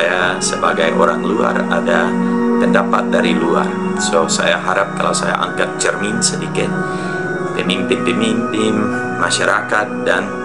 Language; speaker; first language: Indonesian; non-native, fluent; English